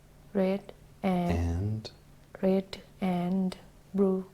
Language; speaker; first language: English; non-native, learner; Thai